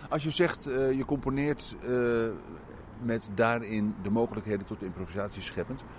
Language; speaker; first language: Dutch; native; Dutch